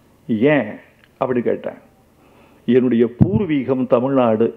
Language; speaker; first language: Tamil; native; Tamil